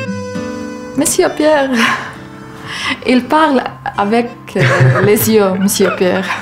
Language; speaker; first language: French; non-native, learner; Arabic